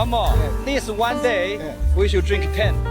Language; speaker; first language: English; non-native, learner; Chinese